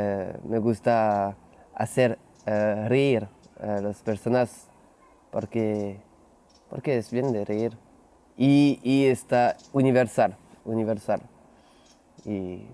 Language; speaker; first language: Spanish; non-native, learner; French